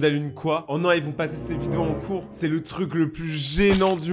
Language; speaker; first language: French; native; French